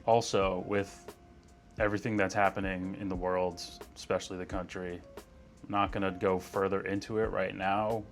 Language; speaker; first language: English; native; English